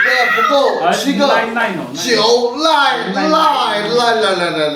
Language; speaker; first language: Chinese; native; Chinese